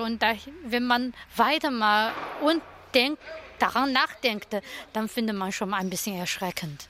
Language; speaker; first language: German; non-native, learner; Chinese